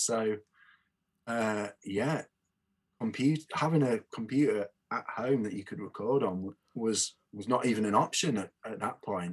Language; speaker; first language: English; native; English